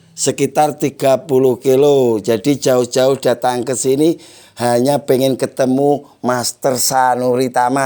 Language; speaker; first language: Indonesian; native; Indonesian